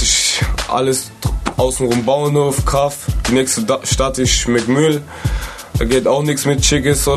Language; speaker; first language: German; native; German